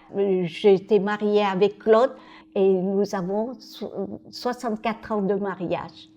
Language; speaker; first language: French; non-native, local second language; Vietnamese